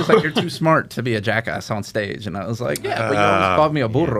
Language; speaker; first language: English; native; English